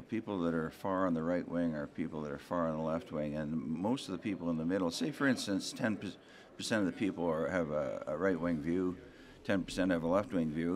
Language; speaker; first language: English; native; English